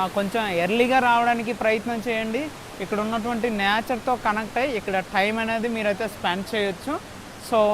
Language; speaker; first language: Telugu; native; Telugu